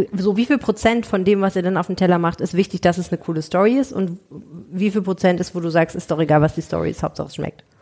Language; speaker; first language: German; native; German